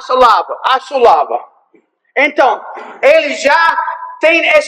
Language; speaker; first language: Portuguese; non-native, fluent; English